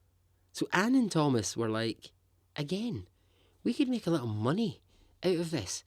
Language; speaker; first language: English; native; English